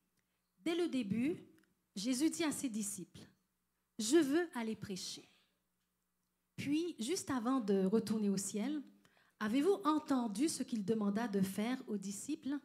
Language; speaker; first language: French; native; French